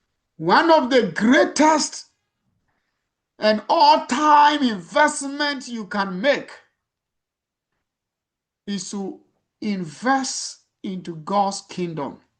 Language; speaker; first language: English; non-native, local second language; Akan